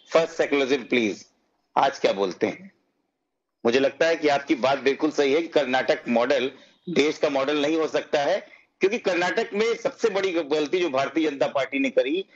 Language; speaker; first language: Hindi; native; Hindi